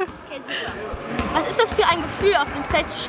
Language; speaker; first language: German; native; German